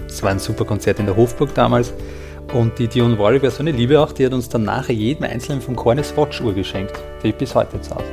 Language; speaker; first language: German; native; German